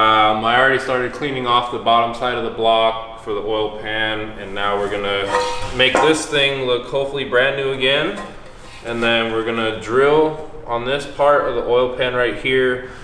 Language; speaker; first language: English; native; English